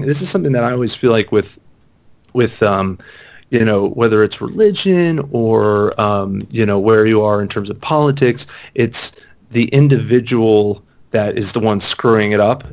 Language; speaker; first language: English; native; English